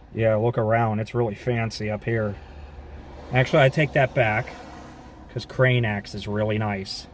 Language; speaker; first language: English; native; English